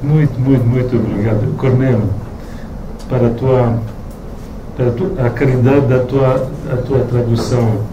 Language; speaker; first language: Portuguese; non-native, learner; Romanian